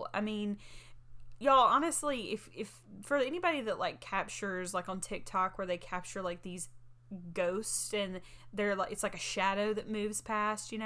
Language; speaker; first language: English; native; English